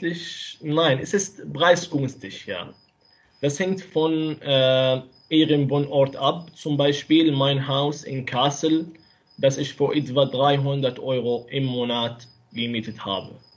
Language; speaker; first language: German; non-native, learner; Arabic